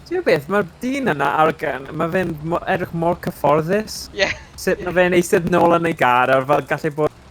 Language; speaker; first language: Welsh; non-native, local second language; English